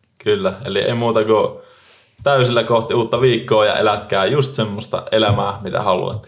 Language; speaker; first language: Finnish; native; Finnish